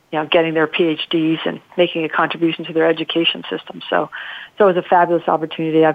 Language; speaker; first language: English; early bilingual, other home language; Italian